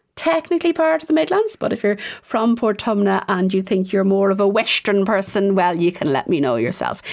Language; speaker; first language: English; native; English